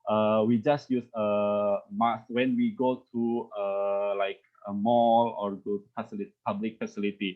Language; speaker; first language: English; non-native, learner; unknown